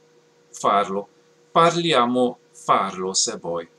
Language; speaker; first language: Italian; non-native, learner; English